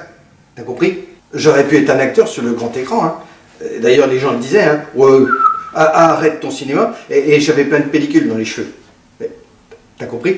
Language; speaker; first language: French; native; French